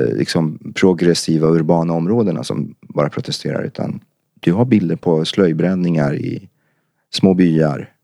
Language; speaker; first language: Swedish; early bilingual, other home language; Persian